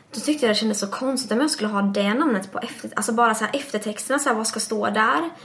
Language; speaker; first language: Swedish; early bilingual, other home language; English